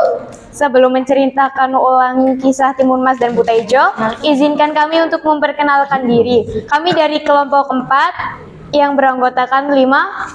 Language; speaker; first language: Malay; non-native, local second language; Javanese